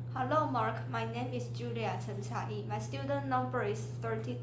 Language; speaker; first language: English; non-native, learner; Chinese